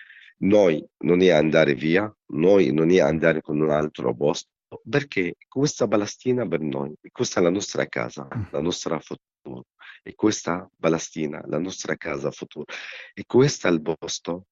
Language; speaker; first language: Italian; non-native, learner; Arabic